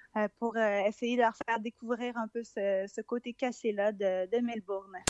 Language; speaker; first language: French; native; French